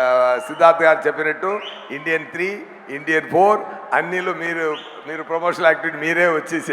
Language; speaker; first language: Telugu; non-native, learner; Tamil